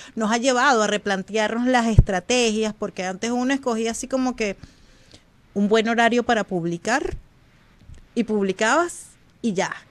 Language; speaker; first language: Spanish; native; Spanish